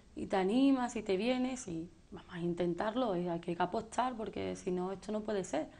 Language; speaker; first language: Spanish; native; Spanish